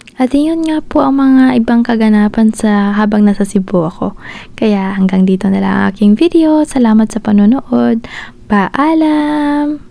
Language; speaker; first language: Filipino; non-native, local second language; Cebuano